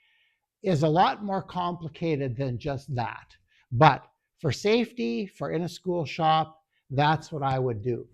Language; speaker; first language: English; native; English